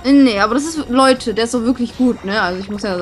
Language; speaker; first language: German; native; German